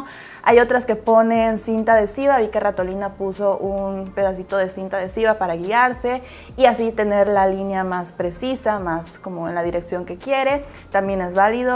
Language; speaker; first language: Spanish; native; Spanish